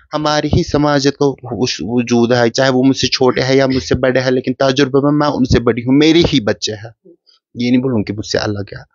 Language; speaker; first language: Hindi; non-native, local second language; Kashmiri